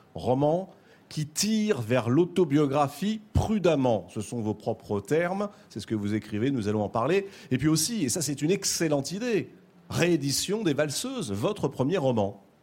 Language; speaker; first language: French; native; French